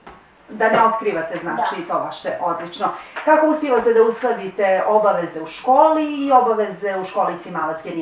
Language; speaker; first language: Croatian; native; Croatian